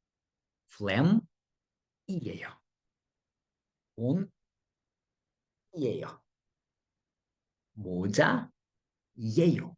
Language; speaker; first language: Korean; non-native, fluent; Russian